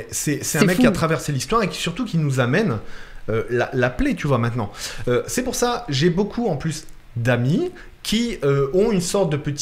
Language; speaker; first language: French; native; French